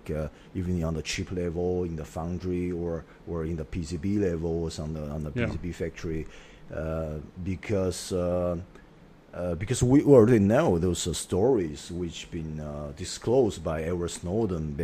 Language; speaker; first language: English; non-native, fluent; Chinese